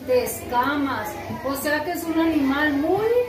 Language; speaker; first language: Spanish; native; Spanish